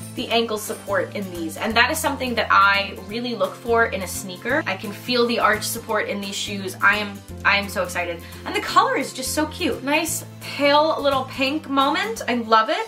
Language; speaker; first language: English; native; English